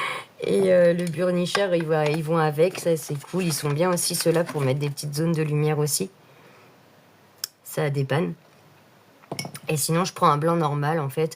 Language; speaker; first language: French; native; French